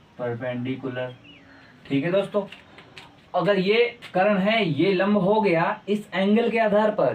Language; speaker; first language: Hindi; native; Hindi